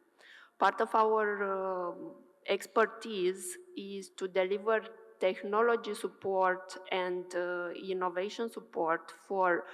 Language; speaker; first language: English; non-native, fluent; Romanian